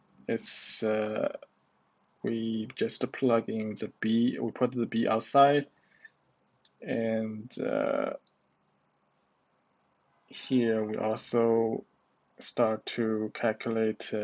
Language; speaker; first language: English; non-native, learner; Chinese